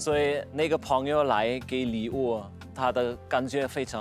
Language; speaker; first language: Chinese; non-native, fluent; German